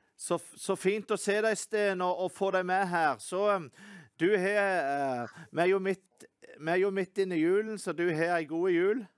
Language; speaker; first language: Norwegian; native; Norwegian